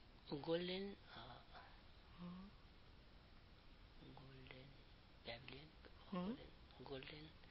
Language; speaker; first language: Japanese; non-native, learner; Nepali